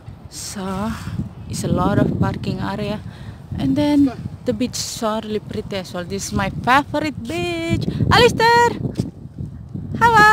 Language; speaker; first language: English; non-native, learner; Indonesian